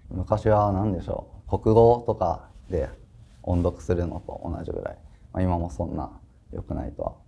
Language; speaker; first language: Japanese; native; Japanese